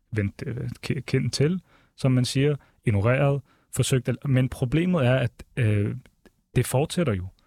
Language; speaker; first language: Danish; early bilingual, other home language; Arabic